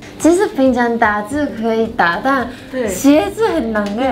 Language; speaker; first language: Chinese; non-native, fluent; Japanese